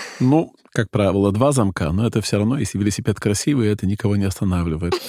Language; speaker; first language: Russian; non-native, fluent; Dutch